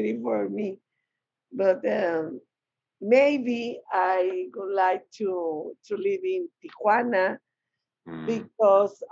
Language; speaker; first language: English; non-native, learner; Spanish